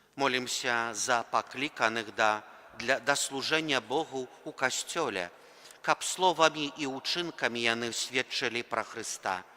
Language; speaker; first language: Belarusian; native; Belarusian